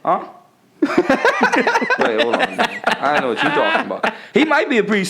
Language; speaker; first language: English; native; English